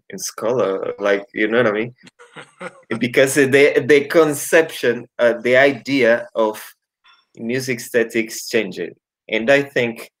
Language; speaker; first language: English; non-native, learner; Portuguese